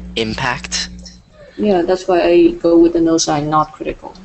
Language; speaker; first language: English; non-native, fluent; Vietnamese